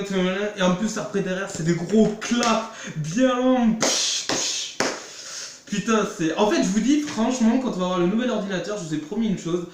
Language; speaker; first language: French; native; French